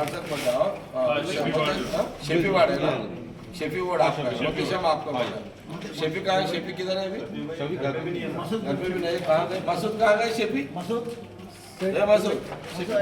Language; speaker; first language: Hindi; non-native, local second language; Telugu